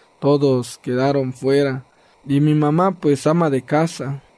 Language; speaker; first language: Spanish; non-native, local second language; Zapotec